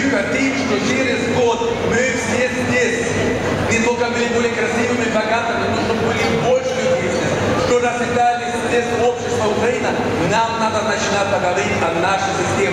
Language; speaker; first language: Russian; non-native, fluent; Swedish